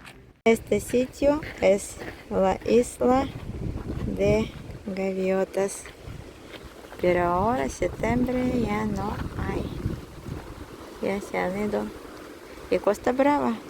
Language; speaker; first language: Spanish; non-native, fluent; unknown